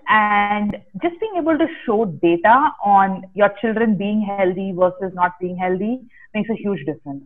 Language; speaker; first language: English; non-native, local second language; Kannada